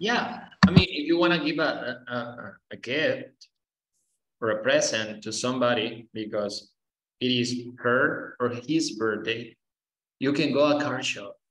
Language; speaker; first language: English; non-native, fluent; Spanish